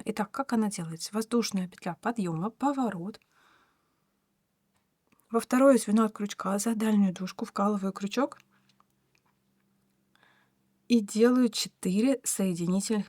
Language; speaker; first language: Russian; native; Russian